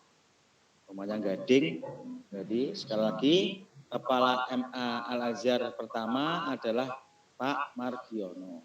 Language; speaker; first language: Indonesian; non-native, local second language; Javanese